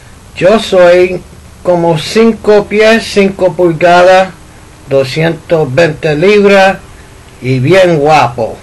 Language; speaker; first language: Spanish; early bilingual, heritage; Spanish